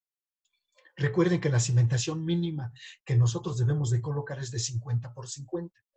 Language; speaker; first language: Spanish; native; Spanish